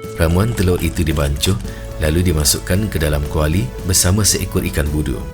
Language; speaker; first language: Malay; native; Malay